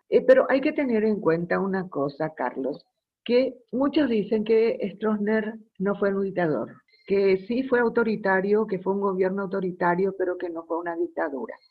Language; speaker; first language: Spanish; native; Spanish